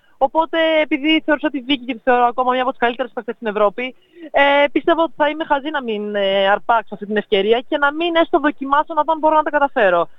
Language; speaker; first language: Greek; native; Greek